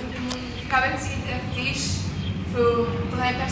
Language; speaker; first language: German; non-native, learner; Spanish